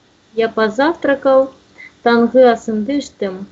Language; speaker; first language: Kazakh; non-native, learner; Russian